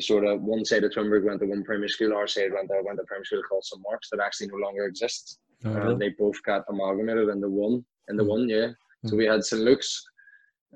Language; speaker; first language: English; native; English